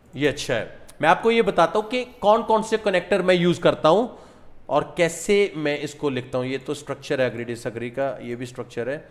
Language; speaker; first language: Hindi; non-native, local second language; Punjabi